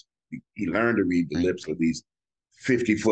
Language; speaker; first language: English; native; English